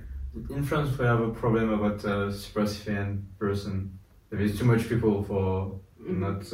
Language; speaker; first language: English; non-native, learner; French